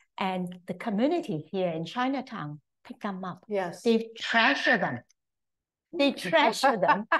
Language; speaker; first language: English; non-native, local second language; Cantonese